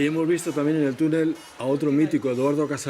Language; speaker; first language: Spanish; native; Spanish